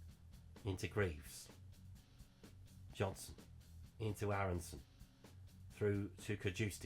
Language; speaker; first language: English; native; English